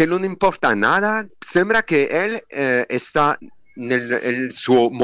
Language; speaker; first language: Spanish; non-native, learner; French